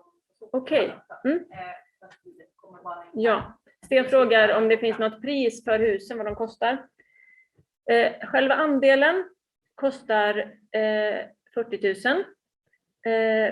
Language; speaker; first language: Swedish; native; Swedish